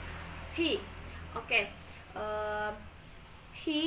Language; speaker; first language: English; non-native, learner; Indonesian